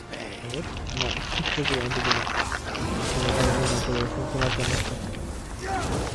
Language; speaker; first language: Spanish; non-native, learner; French